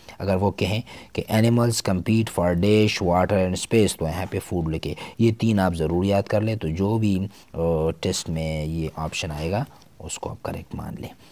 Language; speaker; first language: Urdu; non-native, local second language; Pashto